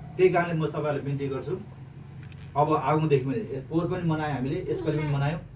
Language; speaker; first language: Nepali; non-native, local second language; Eastern Tamang